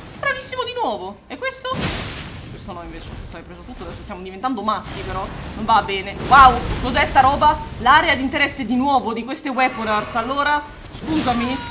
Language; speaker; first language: Italian; native; Italian